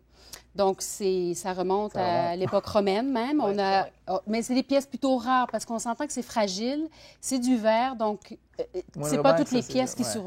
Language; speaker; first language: French; native; French